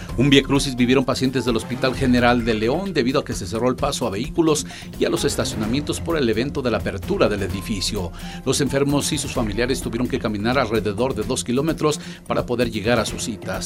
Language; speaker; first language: Spanish; native; Spanish